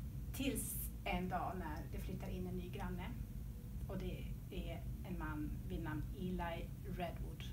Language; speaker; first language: Swedish; native; Swedish